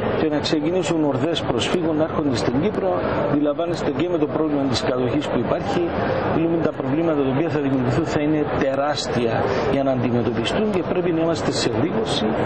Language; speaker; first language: Greek; native; Greek